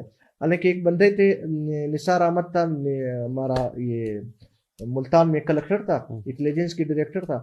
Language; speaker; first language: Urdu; non-native, local second language; Pashto